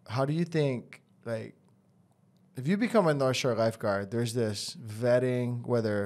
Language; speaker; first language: English; native; English